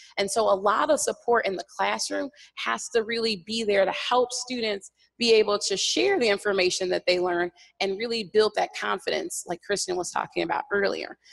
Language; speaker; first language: English; native; English